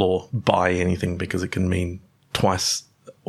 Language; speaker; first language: English; native; English